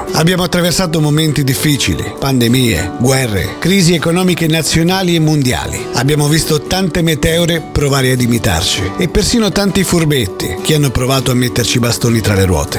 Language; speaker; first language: Italian; native; Italian